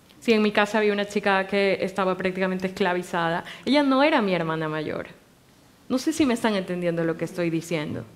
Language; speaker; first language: Spanish; native; Spanish